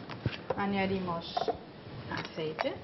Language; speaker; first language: Spanish; non-native, fluent; German